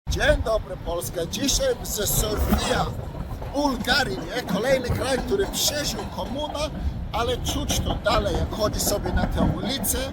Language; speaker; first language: Polish; early bilingual, heritage; English